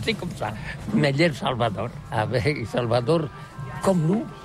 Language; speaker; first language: French; non-native, learner; Catalan